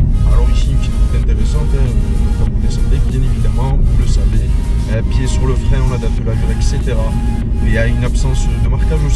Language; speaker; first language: French; native; French